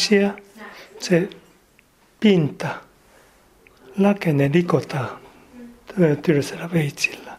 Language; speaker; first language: Finnish; non-native, learner; Japanese